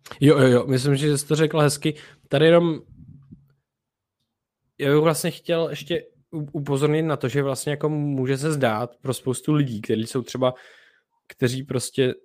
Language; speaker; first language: Czech; native; Czech